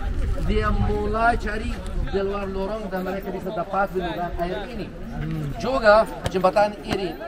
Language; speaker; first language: Indonesian; non-native, learner; Arabic